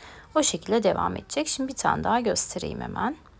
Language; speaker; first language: Turkish; native; Turkish